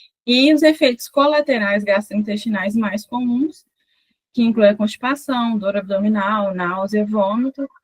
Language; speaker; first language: Portuguese; native; Portuguese